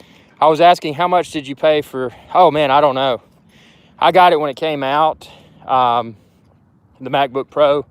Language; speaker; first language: English; native; English